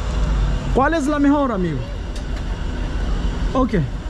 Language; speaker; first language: Spanish; non-native, learner; English